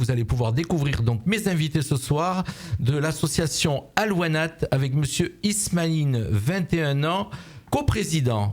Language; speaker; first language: French; native; French